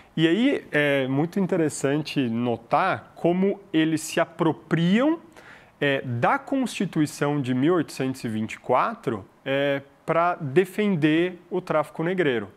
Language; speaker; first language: Portuguese; early bilingual, other home language; Arabic